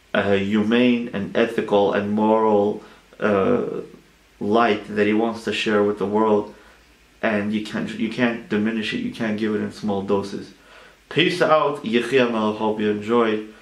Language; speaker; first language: English; native; English